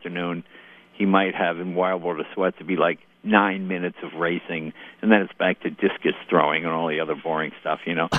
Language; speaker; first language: English; native; English